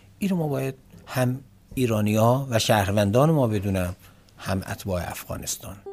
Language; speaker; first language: Persian; native; Persian